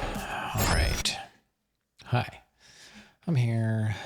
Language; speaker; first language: English; native; English